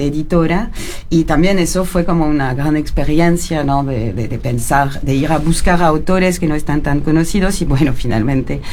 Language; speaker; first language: Spanish; non-native, fluent; French